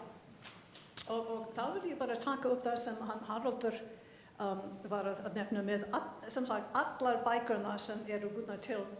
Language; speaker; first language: Icelandic; non-native, fluent; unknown